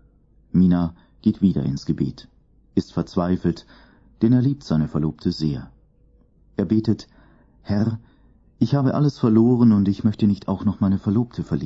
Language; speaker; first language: German; native; German